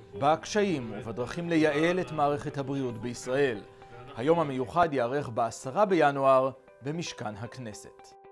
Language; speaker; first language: Hebrew; native; Hebrew